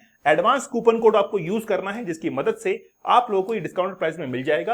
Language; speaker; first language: Hindi; native; Hindi